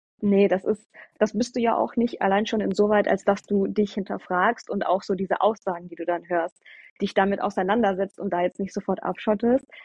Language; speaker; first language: German; early bilingual, other home language; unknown